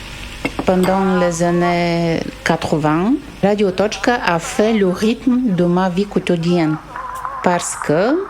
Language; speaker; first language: French; non-native, fluent; Bulgarian